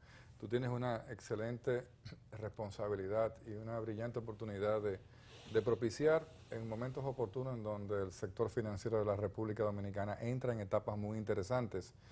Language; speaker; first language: Spanish; native; Spanish